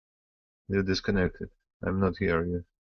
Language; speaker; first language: English; non-native, learner; Russian